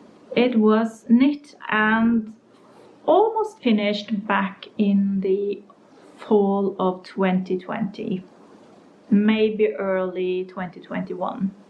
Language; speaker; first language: English; non-native, fluent; Norwegian